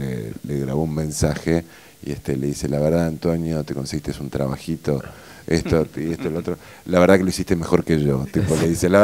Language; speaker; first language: Spanish; native; Spanish